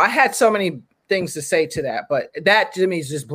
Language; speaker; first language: English; native; English